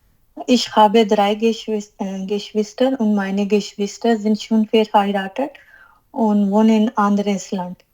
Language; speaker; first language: German; non-native, learner; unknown